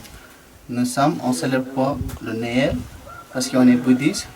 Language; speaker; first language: French; non-native, learner; Nepali